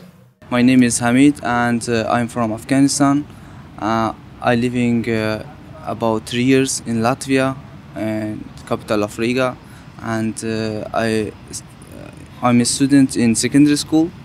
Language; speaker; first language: English; non-native, learner; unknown